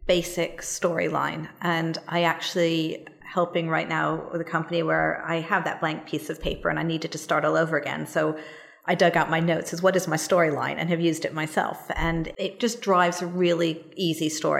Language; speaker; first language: English; native; English